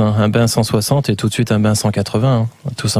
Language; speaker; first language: French; native; French